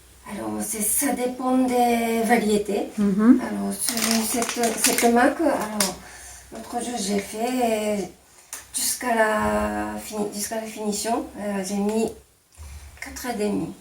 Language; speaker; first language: French; non-native, fluent; Japanese